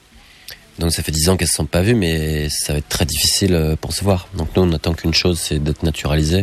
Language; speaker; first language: French; native; French